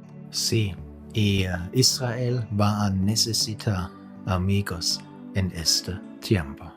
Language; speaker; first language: Spanish; non-native, fluent; German